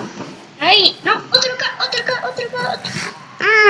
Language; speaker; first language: Spanish; native; Spanish